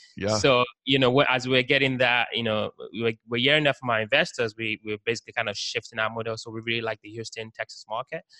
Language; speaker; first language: English; non-native, local second language; Yoruba